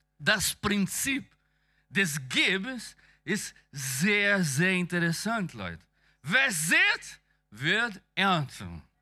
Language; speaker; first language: German; non-native, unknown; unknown